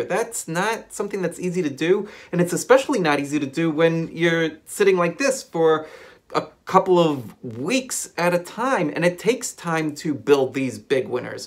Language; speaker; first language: English; native; English